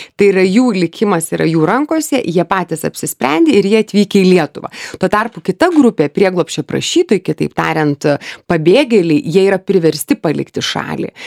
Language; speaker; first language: Lithuanian; native; Lithuanian